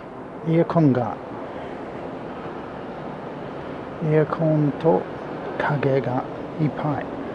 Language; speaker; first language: Japanese; non-native, learner; English